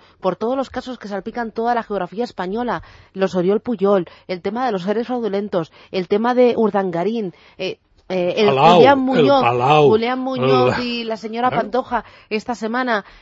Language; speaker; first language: Spanish; native; Spanish